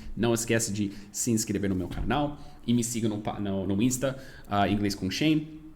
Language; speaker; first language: Portuguese; non-native, fluent; English